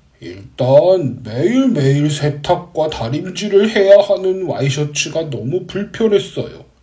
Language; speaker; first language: Korean; native; Korean